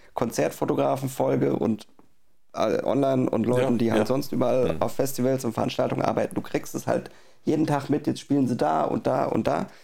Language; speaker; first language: German; native; German